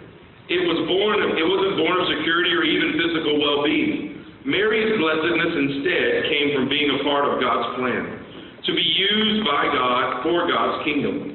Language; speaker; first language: English; native; English